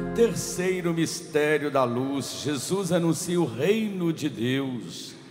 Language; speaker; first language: Portuguese; native; Portuguese